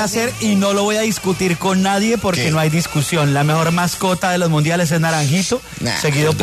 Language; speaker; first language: Spanish; native; Spanish